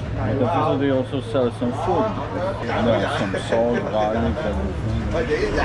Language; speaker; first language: English; non-native, fluent; Polish